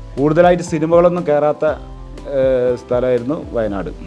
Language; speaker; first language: Malayalam; native; Malayalam